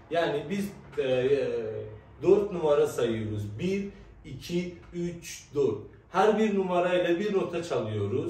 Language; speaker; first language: Turkish; non-native, fluent; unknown